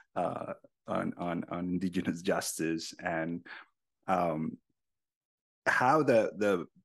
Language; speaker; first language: English; non-native, fluent; Spanish